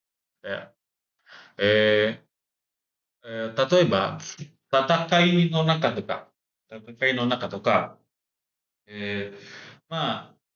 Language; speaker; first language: Japanese; non-native, learner; Indonesian